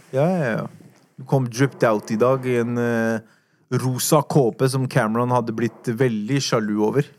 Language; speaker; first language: Norwegian; native; Norwegian